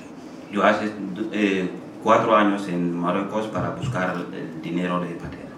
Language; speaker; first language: Spanish; non-native, learner; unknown